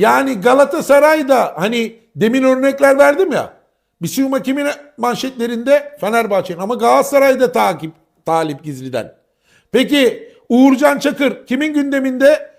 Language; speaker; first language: Turkish; native; Turkish